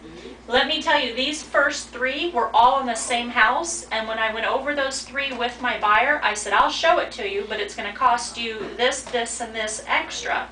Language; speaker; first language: English; native; English